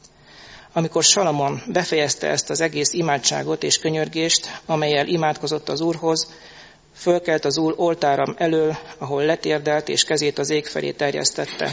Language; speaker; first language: Hungarian; native; Hungarian